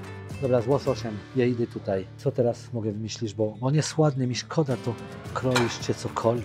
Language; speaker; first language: Polish; non-native, fluent; French